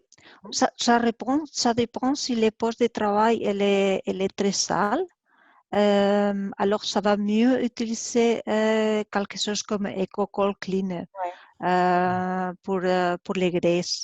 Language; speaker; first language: French; non-native, learner; Spanish